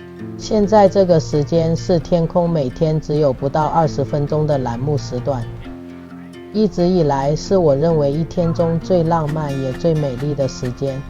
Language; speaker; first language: Chinese; native; Chinese